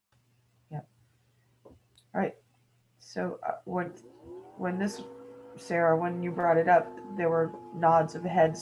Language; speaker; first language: English; native; English